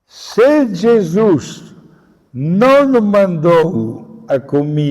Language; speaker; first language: Portuguese; non-native, fluent; Italian